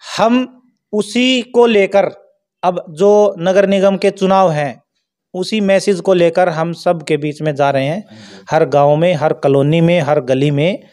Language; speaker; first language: Hindi; native; Hindi